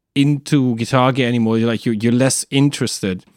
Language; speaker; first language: English; non-native, fluent; German